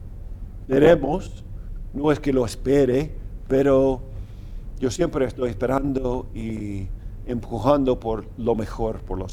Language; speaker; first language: Spanish; non-native, fluent; English